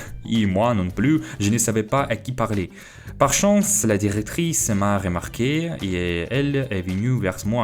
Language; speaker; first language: French; non-native, fluent; Russian